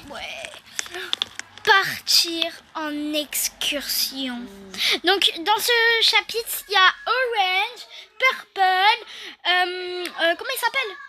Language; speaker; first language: French; native; French